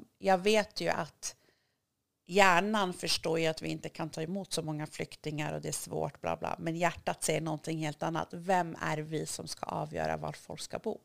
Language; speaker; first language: Swedish; early bilingual, other home language; Kurdish